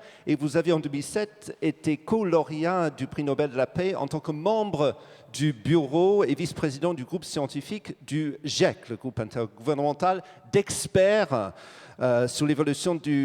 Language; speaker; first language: French; native; French